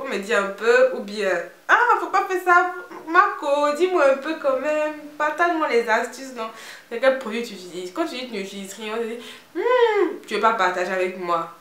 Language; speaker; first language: French; native; French